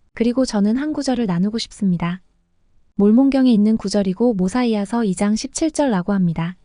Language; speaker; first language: Korean; non-native, fluent; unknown